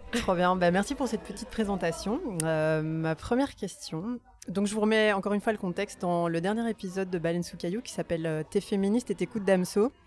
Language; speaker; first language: French; native; French